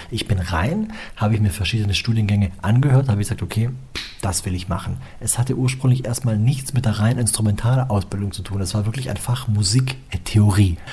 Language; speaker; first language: German; native; German